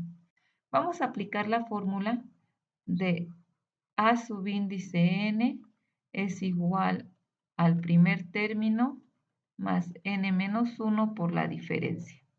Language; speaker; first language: Spanish; native; Spanish